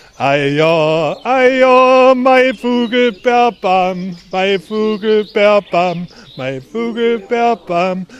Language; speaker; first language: German; native; German